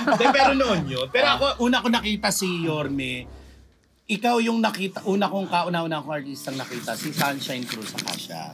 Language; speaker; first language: Filipino; non-native, local second language; Bikol